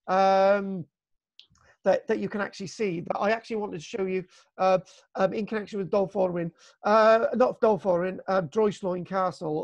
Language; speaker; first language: English; native; English